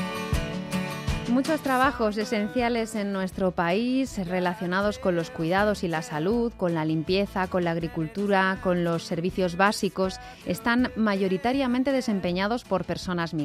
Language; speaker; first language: Spanish; native; Spanish